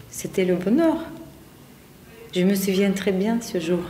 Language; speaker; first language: French; non-native, fluent; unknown